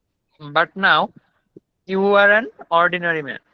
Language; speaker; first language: English; non-native, learner; Bangla